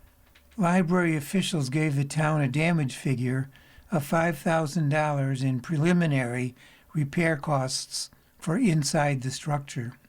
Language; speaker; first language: English; native; English